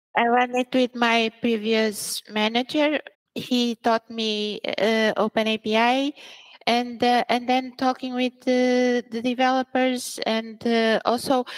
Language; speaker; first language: English; early bilingual, other home language; Portuguese